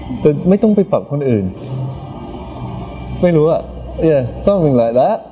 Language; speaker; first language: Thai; early bilingual, heritage; English